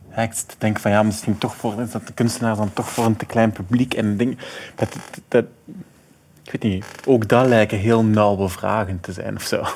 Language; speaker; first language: Dutch; native; Dutch